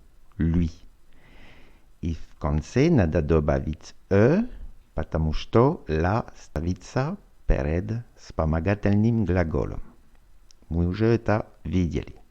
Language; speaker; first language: Russian; non-native, fluent; French